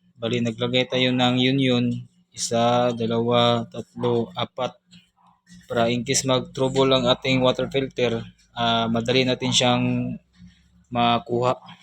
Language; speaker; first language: Filipino; non-native, local second language; Cebuano